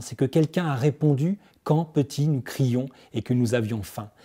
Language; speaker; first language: French; native; French